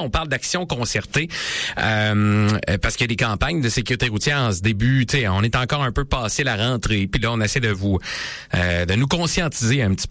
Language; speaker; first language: French; native; French